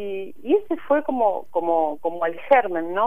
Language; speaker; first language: Spanish; native; Spanish